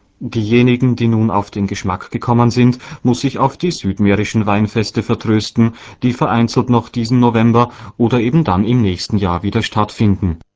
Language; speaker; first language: German; native; German